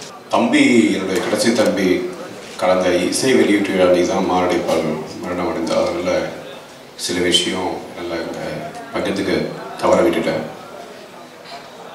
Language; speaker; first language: Tamil; native; Tamil